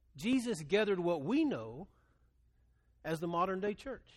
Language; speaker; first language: English; native; English